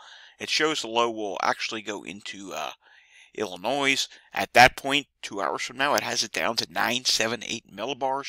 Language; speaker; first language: English; native; English